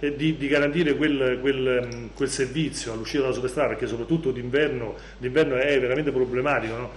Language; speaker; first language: Italian; native; Italian